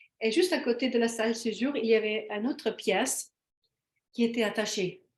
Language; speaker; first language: French; non-native, fluent; Slovenian